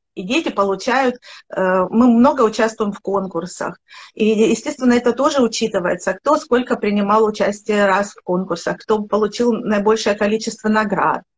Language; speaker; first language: Russian; native; Russian